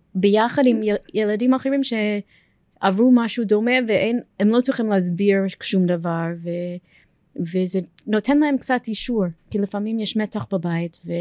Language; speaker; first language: Hebrew; non-native, fluent; English